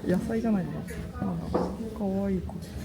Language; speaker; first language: Japanese; native; Japanese